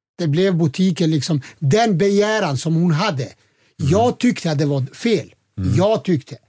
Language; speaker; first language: Swedish; non-native, fluent; Albanian